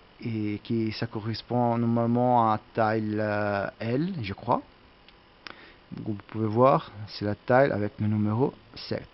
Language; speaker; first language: French; non-native, learner; Italian